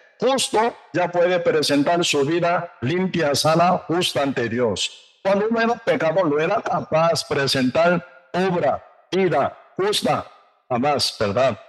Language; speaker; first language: Spanish; non-native, learner; Korean